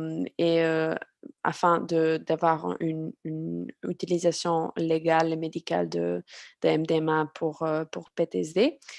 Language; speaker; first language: French; non-native, fluent; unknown